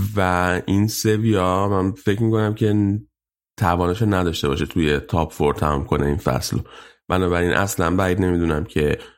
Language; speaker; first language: Persian; native; Persian